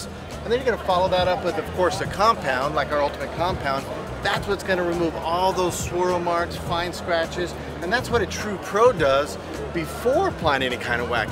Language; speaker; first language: English; native; English